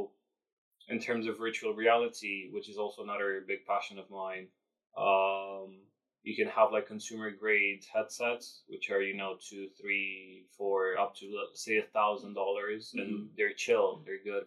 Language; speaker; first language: English; non-native, fluent; Romanian